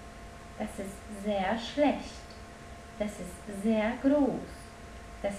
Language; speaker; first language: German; non-native, fluent; Polish